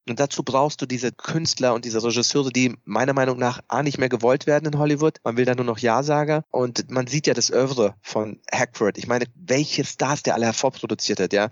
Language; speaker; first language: German; early bilingual, other home language; Turkish